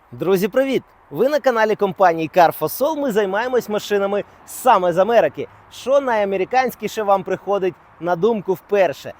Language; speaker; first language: Ukrainian; non-native, local second language; Russian